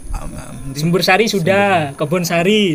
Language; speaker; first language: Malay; non-native, local second language; Javanese